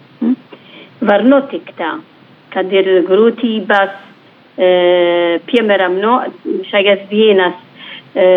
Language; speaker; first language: Latvian; non-native, fluent; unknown